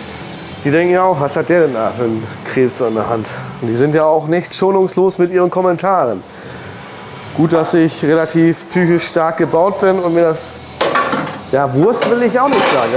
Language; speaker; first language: German; native; German